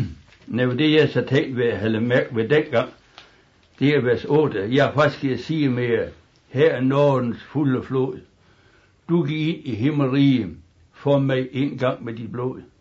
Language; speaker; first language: Danish; native; Danish